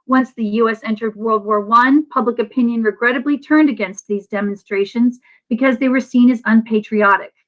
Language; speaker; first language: English; native; English